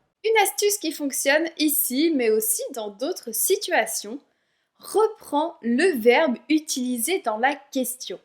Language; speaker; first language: French; native; French